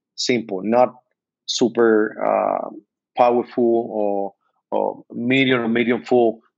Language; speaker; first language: English; non-native, learner; Spanish